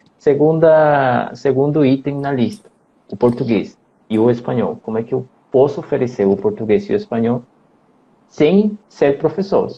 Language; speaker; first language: Portuguese; non-native, fluent; Spanish